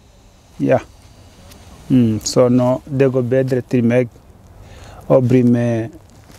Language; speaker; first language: Norwegian; non-native, learner; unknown